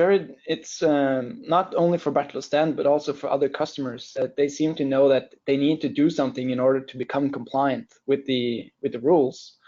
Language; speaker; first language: English; non-native, fluent; Norwegian